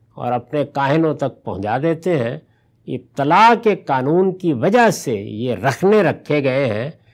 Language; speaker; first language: Urdu; non-native, local second language; Punjabi